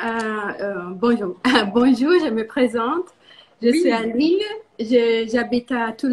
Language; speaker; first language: French; non-native, learner; Portuguese